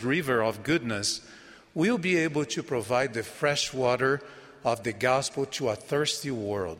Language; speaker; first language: English; non-native, fluent; Portuguese